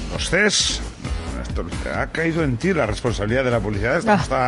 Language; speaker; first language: Spanish; native; Spanish